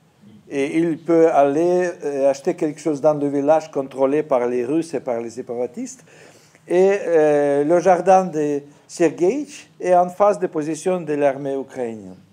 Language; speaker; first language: French; non-native, fluent; Russian